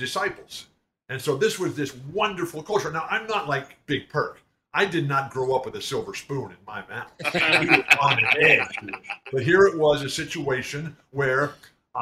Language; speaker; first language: English; native; English